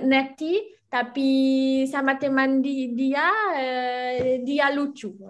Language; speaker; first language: Indonesian; non-native, learner; French